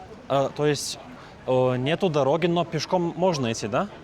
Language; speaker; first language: Russian; non-native, fluent; Lithuanian